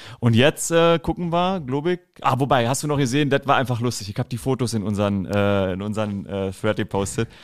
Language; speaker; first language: German; native; German